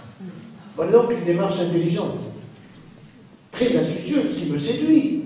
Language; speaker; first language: French; native; French